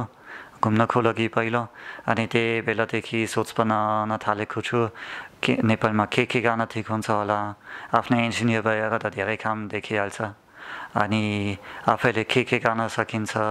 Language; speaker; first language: Nepali; non-native, learner; German